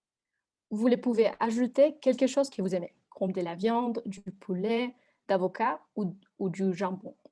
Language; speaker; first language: French; non-native, learner; Spanish